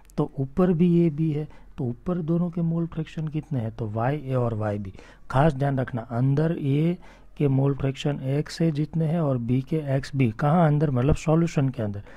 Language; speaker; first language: Hindi; non-native, local second language; Gujarati